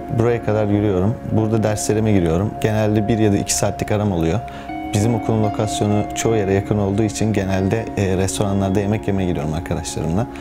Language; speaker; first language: Turkish; native; Turkish